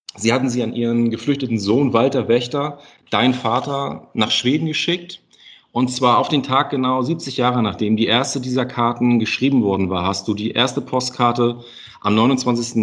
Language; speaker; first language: German; native; German